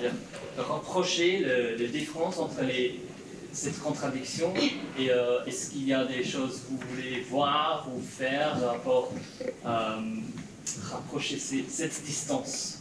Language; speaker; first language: French; non-native, fluent; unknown